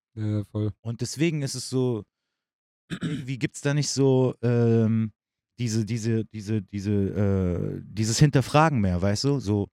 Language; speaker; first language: German; early bilingual, other home language; Turkish